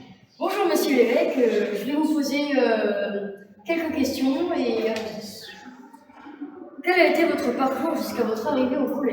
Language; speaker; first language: French; native; French